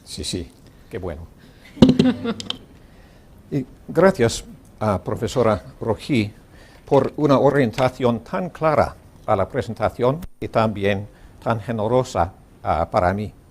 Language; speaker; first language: Spanish; non-native, learner; English